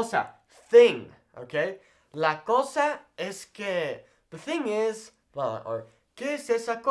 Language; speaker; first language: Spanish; non-native, fluent; English